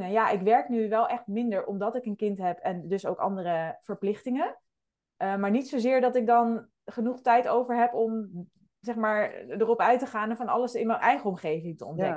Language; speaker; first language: Dutch; native; Dutch